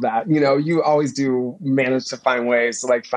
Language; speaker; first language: English; native; English